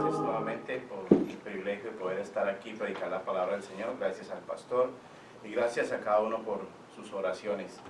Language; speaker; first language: Spanish; native; Spanish